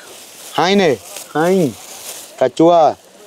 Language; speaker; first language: Vietnamese; non-native, learner; Portuguese